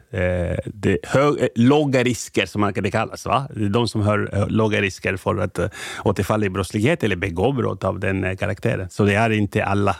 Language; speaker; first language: Swedish; non-native, fluent; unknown